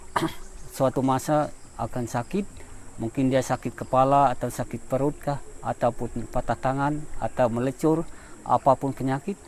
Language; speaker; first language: Indonesian; non-native, local second language; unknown